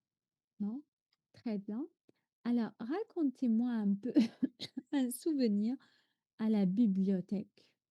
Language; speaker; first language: French; non-native, fluent; Arabic